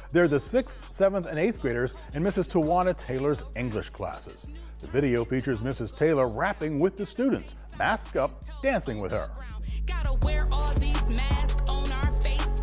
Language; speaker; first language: English; native; English